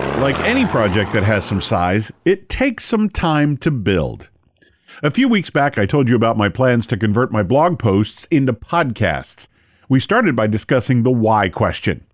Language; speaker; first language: English; native; English